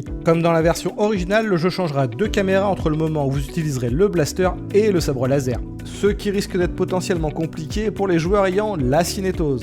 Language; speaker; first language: French; native; French